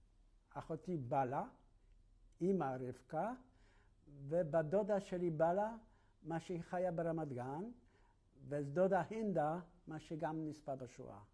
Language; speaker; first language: Hebrew; non-native, fluent; Yiddish